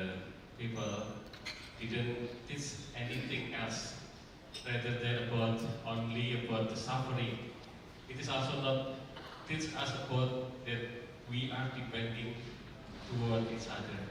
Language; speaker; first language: English; non-native, fluent; Indonesian